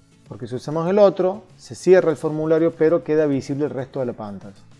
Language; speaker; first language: Spanish; native; Spanish